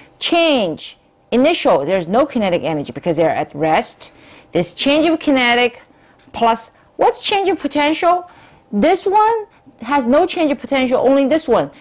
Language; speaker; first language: English; non-native, fluent; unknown